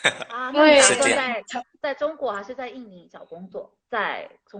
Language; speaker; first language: Chinese; non-native, fluent; Indonesian